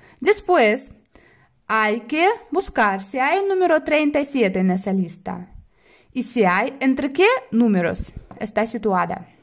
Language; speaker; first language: Spanish; non-native, fluent; Russian